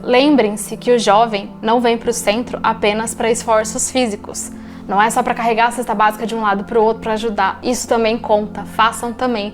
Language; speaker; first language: Portuguese; native; Portuguese